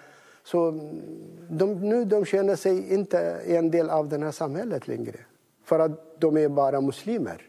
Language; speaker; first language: Swedish; non-native, fluent; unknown